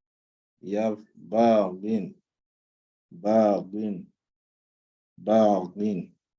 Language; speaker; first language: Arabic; non-native, fluent; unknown